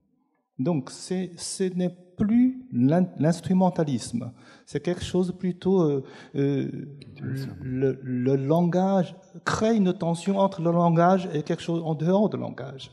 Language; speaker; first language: French; non-native, fluent; Chinese